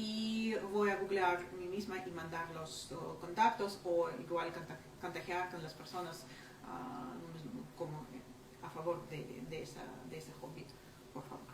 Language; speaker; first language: Spanish; non-native, fluent; Ukrainian